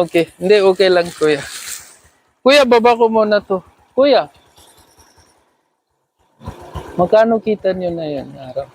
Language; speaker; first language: Filipino; non-native, learner; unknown